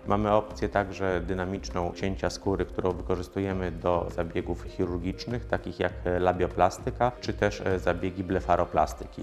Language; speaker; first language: Polish; native; Polish